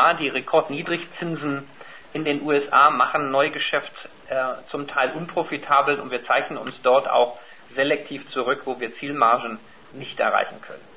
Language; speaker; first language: German; native; German